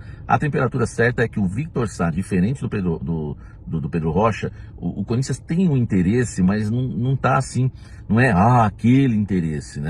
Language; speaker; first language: Portuguese; native; Portuguese